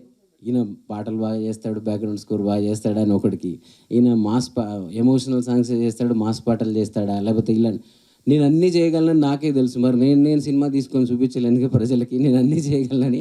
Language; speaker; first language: Telugu; native; Telugu